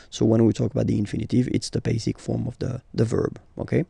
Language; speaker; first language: English; non-native, fluent; French